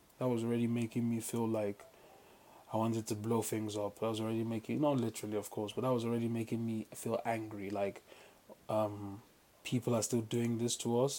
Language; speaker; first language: English; non-native, local second language; Yoruba